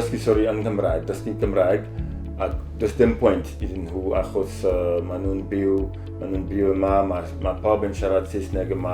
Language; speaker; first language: Welsh; non-native, fluent; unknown